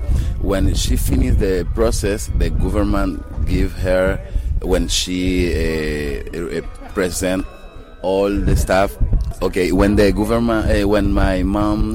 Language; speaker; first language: English; non-native, learner; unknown